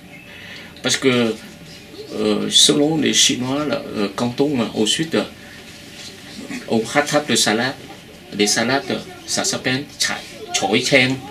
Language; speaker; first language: French; non-native, fluent; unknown